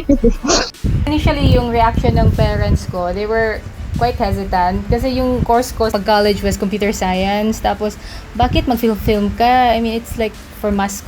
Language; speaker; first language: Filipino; non-native, local second language; Cebuano